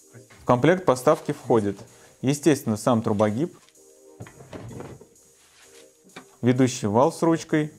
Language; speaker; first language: Russian; native; Russian